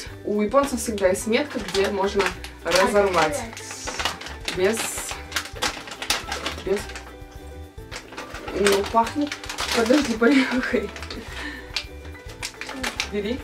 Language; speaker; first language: Russian; native; Russian